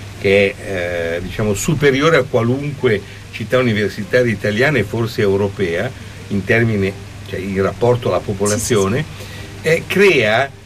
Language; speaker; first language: Italian; native; Italian